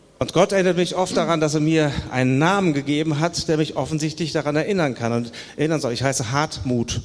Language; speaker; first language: German; native; German